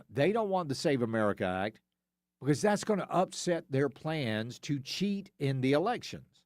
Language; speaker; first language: English; native; English